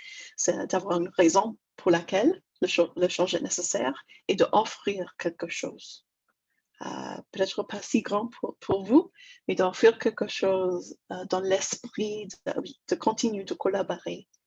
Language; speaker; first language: French; non-native, fluent; English